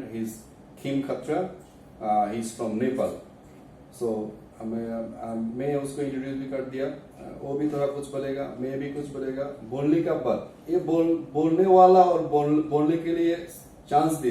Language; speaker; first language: Hindi; non-native, learner; Bangla